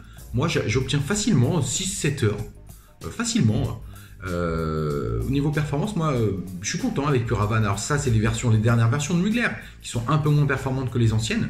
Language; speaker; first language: French; native; French